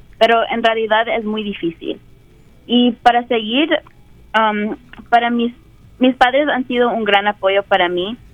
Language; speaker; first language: Spanish; early bilingual, heritage; Spanish